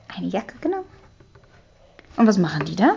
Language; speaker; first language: German; native; German